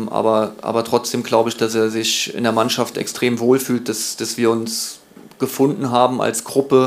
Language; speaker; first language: German; native; German